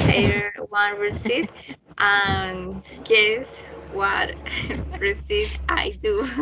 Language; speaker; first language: English; non-native, learner; Spanish